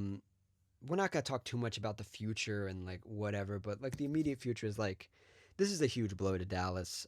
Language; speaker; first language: English; native; English